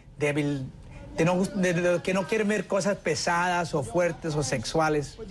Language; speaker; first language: Spanish; early bilingual, heritage; Spanish